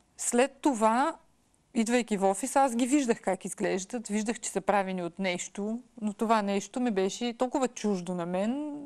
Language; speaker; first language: Bulgarian; early bilingual, heritage; Bulgarian